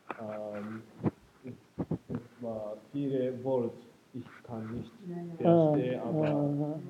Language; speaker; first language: German; non-native, learner; Japanese